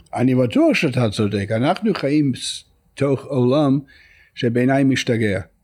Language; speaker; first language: Hebrew; non-native, fluent; English